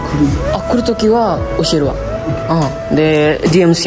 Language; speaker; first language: Japanese; non-native, fluent; Nepali